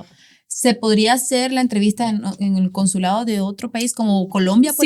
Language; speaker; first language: Spanish; native; Spanish